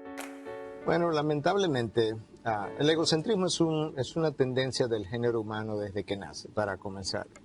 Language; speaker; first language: Spanish; native; Spanish